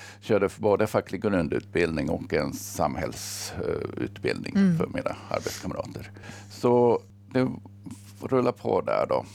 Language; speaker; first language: Swedish; early bilingual, other home language; Finnish